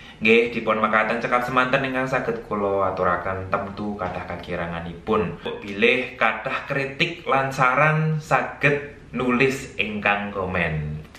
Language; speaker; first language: Javanese; non-native, local second language; Indonesian